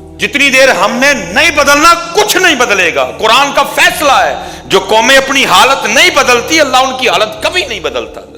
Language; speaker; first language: Urdu; non-native, local second language; Punjabi